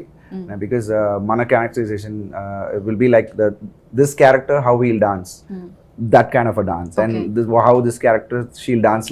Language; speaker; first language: Telugu; non-native, learner; Tamil